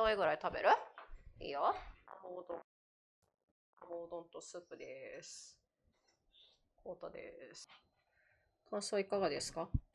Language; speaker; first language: Japanese; native; Japanese